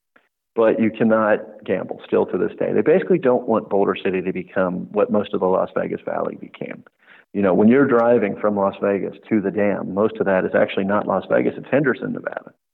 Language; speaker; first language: English; native; English